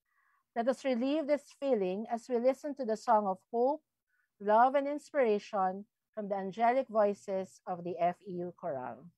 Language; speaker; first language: English; non-native, local second language; Filipino